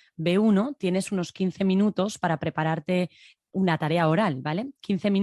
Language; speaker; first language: Spanish; native; Spanish